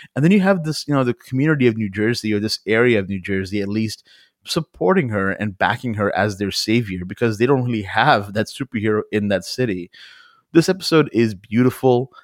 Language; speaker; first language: English; early bilingual, other home language; Urdu